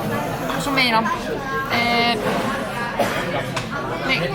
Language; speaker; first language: Icelandic; non-native, learner; Japanese